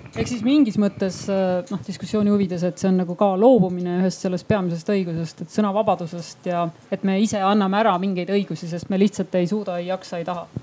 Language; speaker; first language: Estonian; native; Estonian